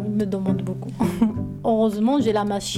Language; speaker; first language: French; non-native, learner; Arabic